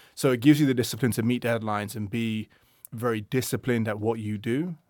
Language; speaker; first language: English; native; English